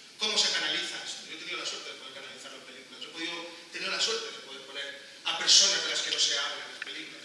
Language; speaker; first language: Spanish; native; Spanish